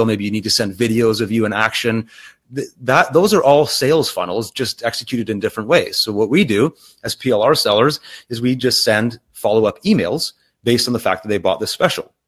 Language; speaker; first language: English; native; English